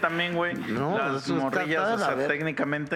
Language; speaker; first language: Spanish; native; Spanish